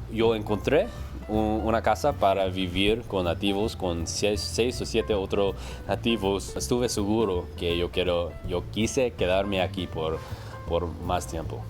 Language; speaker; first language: Spanish; non-native, learner; English